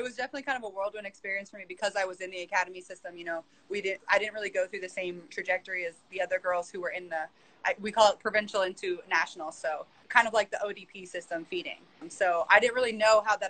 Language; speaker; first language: English; native; English